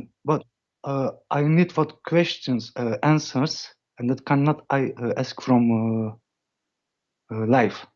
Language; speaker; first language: English; non-native, learner; Dutch